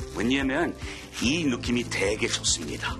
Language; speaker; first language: Korean; non-native, learner; English